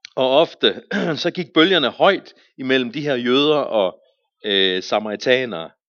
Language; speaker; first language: Danish; native; Danish